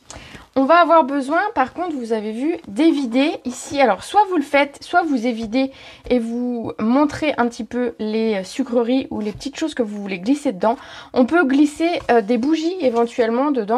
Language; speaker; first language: French; native; French